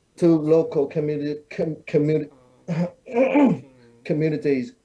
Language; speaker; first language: English; non-native, learner; Vietnamese